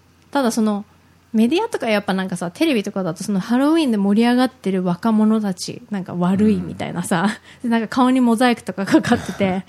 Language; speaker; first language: Japanese; early bilingual, heritage; Japanese